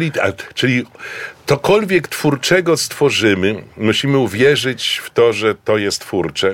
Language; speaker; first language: Polish; native; Polish